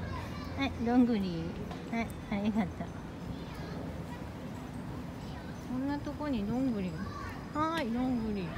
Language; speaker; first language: Japanese; native; Japanese